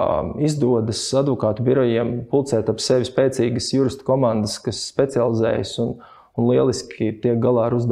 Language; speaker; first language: Latvian; native; Latvian